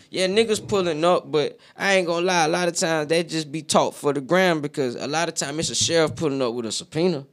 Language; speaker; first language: English; native; English